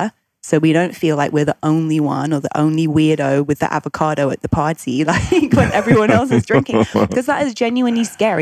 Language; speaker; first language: English; native; English